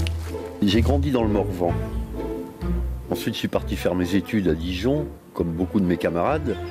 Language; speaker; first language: French; native; French